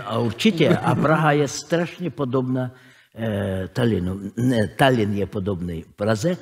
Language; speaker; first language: Czech; non-native, fluent; Russian